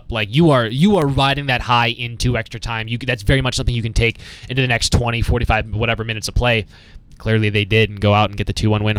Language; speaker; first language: English; native; English